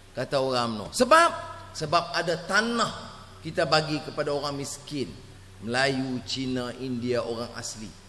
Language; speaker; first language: Malay; native; Malay